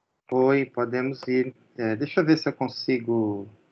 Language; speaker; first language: Portuguese; native; Portuguese